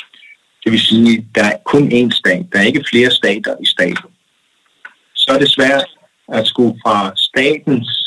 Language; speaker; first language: Danish; non-native, local second language; Kalaallisut